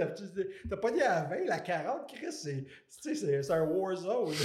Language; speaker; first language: French; native; French